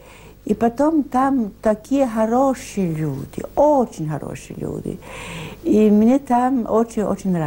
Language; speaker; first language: Russian; non-native, learner; Italian